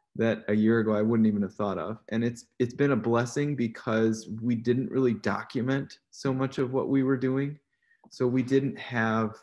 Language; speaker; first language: English; native; English